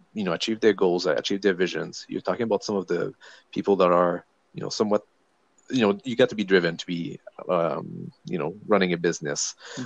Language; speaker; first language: English; non-native, fluent; French